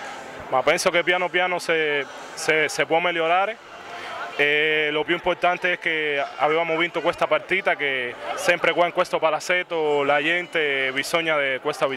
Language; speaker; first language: Italian; non-native, learner; Spanish